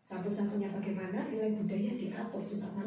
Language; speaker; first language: Indonesian; native; Indonesian